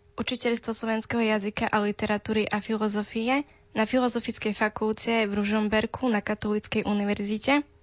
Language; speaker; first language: Slovak; non-native, local second language; Romany